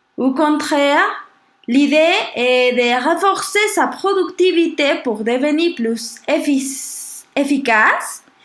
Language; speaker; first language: French; non-native, learner; Spanish